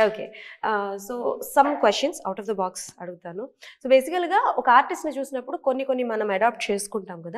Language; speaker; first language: Telugu; native; Telugu